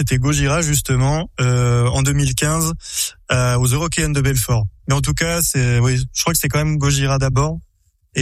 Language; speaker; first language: French; native; French